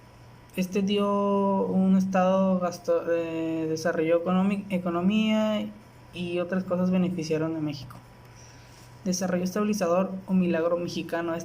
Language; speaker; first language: Spanish; native; Spanish